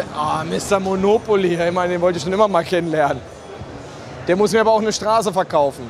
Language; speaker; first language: German; native; German